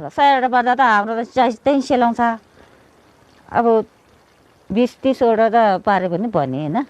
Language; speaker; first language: Nepali; non-native, local second language; Sherpa